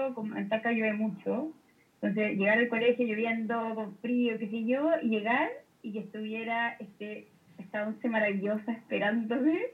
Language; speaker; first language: Spanish; native; Spanish